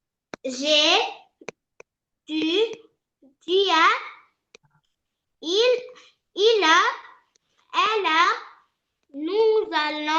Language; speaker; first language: French; non-native, learner; Arabic